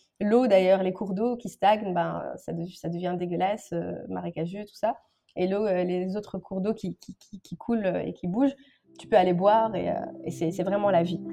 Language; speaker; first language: French; non-native, local second language; Arabic